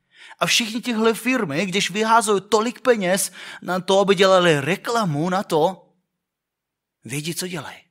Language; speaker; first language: Czech; non-native, fluent; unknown